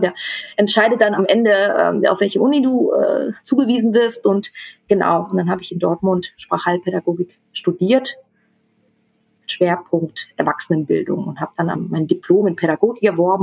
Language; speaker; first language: German; early bilingual, other home language; Tamil